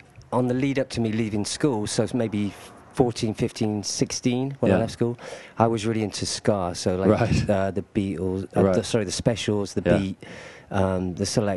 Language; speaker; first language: English; native; English